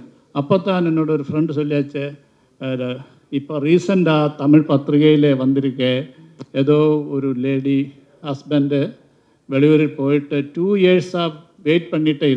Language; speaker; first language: Tamil; non-native, learner; Malayalam